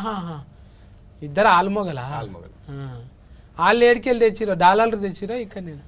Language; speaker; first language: Telugu; native; Telugu